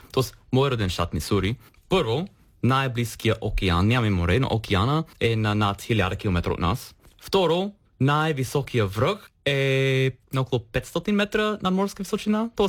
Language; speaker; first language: Bulgarian; non-native, fluent; English